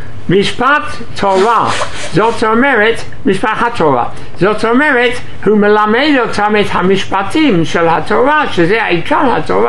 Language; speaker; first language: Hebrew; non-native, fluent; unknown